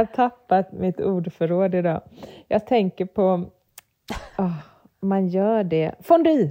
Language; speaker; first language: Swedish; native; Swedish